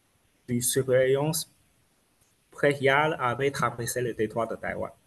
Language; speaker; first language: French; non-native, fluent; Chinese